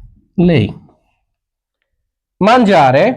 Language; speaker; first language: Italian; non-native, learner; Bangla